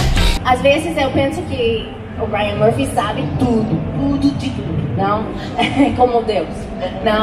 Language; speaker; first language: Portuguese; non-native, learner; English